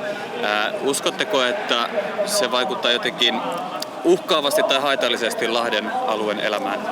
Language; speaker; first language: Finnish; native; Finnish